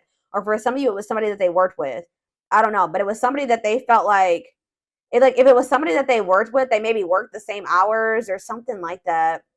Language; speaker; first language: English; native; English